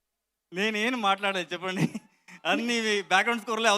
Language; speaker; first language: Telugu; non-native, learner; Kannada